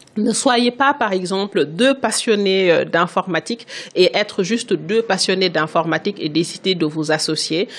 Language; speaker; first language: French; non-native, local second language; Wolof